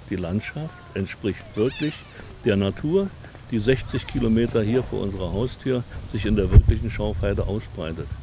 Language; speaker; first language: German; native; German